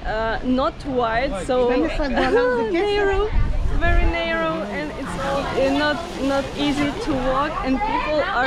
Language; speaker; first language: English; non-native, fluent; Ukrainian